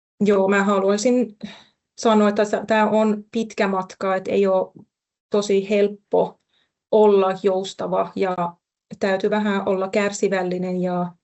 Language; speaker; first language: Finnish; non-native, fluent; Persian